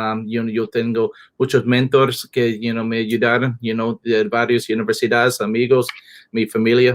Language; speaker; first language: Spanish; non-native, learner; English